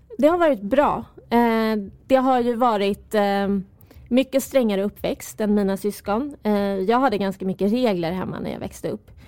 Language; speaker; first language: Swedish; early bilingual, other home language; Persian